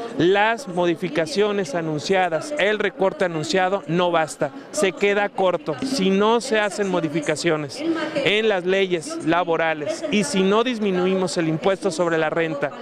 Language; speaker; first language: Spanish; native; Spanish